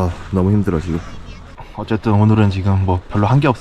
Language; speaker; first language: Korean; native; Korean